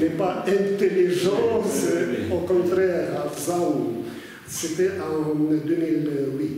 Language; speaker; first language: French; non-native, fluent; Russian